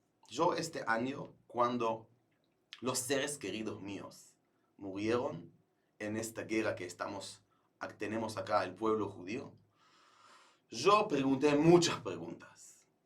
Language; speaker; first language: Spanish; non-native, fluent; Hebrew